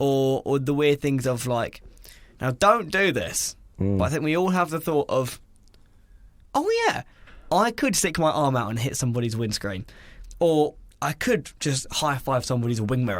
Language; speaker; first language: English; native; English